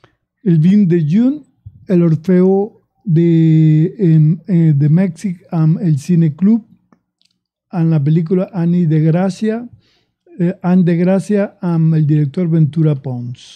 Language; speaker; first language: Catalan; non-native, learner; Spanish